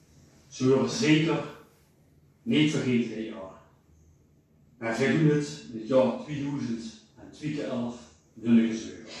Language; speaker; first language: Dutch; native; Dutch